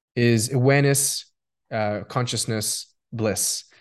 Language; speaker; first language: English; non-native, local second language; Yiddish